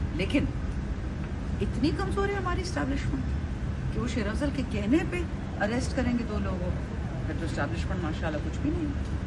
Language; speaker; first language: Urdu; non-native, local second language; Pashto